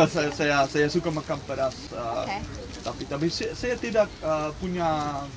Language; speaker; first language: Indonesian; non-native, learner; Dutch